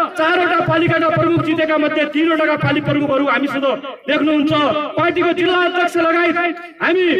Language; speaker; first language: Nepali; native; Nepali